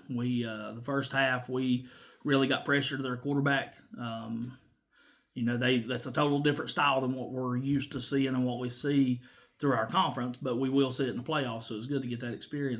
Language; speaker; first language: English; native; English